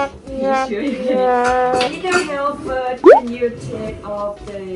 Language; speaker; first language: English; non-native, learner; Thai